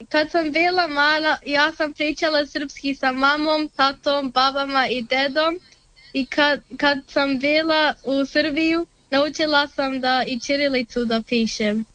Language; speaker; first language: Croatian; early bilingual, heritage; Serbian